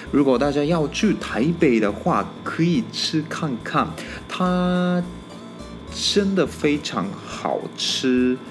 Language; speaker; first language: Chinese; non-native, fluent; Japanese